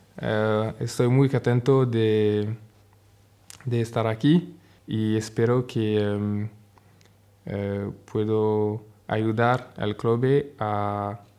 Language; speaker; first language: Spanish; non-native, learner; French